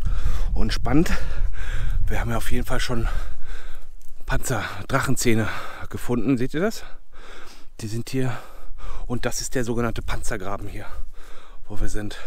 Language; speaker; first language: German; native; German